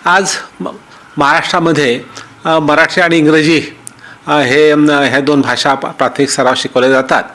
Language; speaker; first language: Marathi; native; Marathi